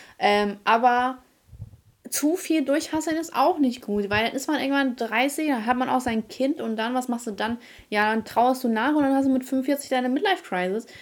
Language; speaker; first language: German; early bilingual, other home language; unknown